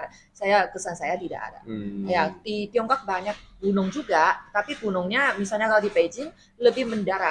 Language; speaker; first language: Indonesian; non-native, fluent; Chinese